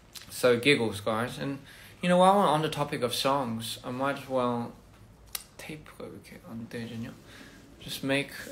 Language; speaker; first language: English; early bilingual, other home language; Korean